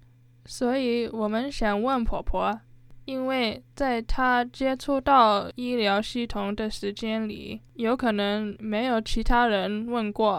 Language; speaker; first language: Chinese; early bilingual, heritage; Chinese